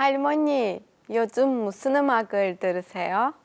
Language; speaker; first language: Korean; non-native, learner; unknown